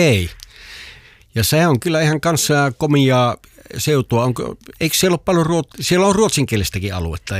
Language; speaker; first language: Finnish; native; Finnish